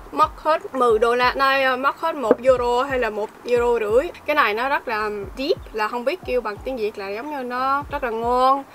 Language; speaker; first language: Vietnamese; early bilingual, heritage; Vietnamese